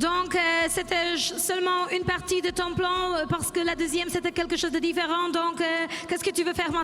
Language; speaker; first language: French; non-native, fluent; Polish